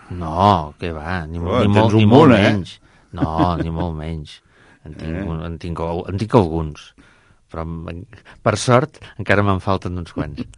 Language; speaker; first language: Catalan; native; Catalan